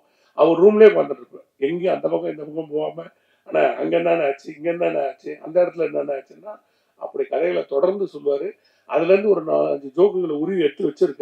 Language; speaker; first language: Tamil; native; Tamil